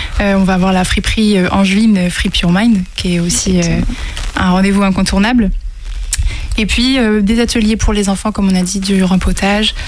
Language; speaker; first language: French; native; French